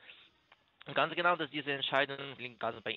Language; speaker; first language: German; non-native, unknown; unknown